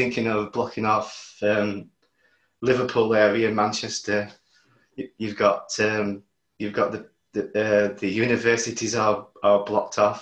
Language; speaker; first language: English; native; English